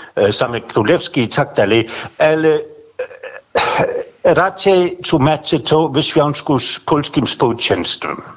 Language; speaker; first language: Polish; non-native, fluent; Danish